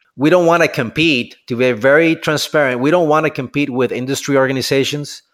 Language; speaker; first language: English; non-native, fluent; Spanish